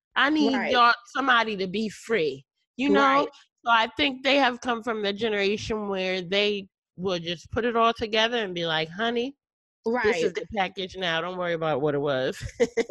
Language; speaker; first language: English; native; English